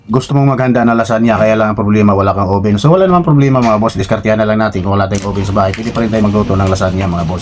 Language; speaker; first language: Filipino; native; Filipino